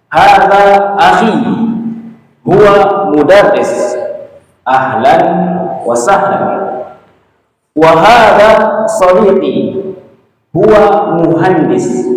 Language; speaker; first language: Arabic; non-native, fluent; Indonesian